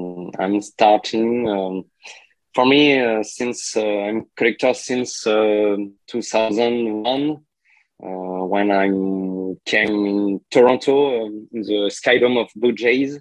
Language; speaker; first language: English; non-native, learner; French